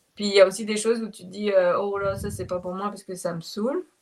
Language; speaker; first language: French; native; French